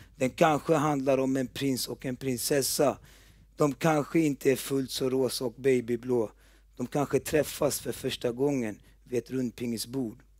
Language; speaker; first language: Swedish; early bilingual, other home language; Turoyo